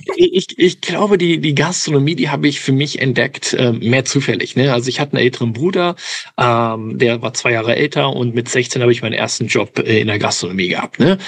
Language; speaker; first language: German; early bilingual, other home language; English